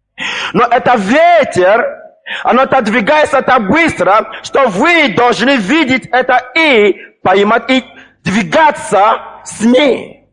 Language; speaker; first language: Russian; non-native, fluent; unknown